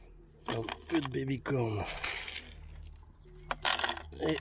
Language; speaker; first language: French; native; French